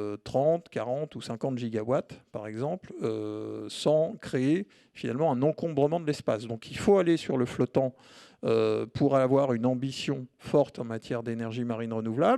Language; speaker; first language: French; native; French